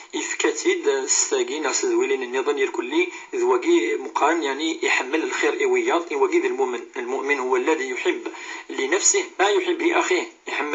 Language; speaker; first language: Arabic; non-native, local second language; Kabyle